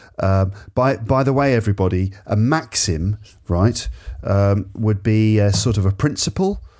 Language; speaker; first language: English; native; English